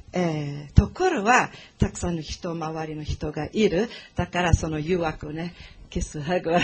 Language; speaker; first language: Japanese; non-native, learner; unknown